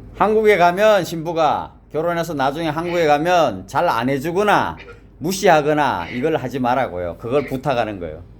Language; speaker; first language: Korean; native; Korean